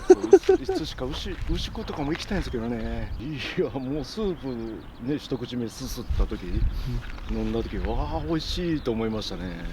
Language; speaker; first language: Japanese; native; Japanese